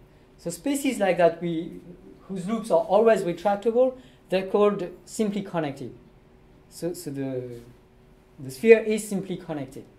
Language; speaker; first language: English; non-native, fluent; French